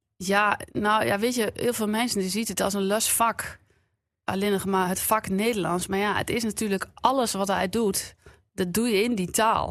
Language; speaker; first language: Dutch; native; Dutch